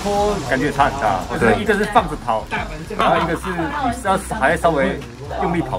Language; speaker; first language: Chinese; native; Chinese